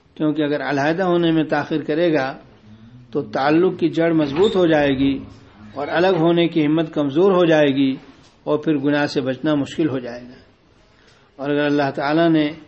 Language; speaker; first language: Urdu; native; Urdu